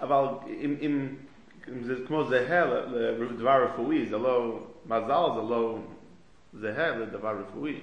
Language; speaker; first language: Hebrew; non-native, fluent; English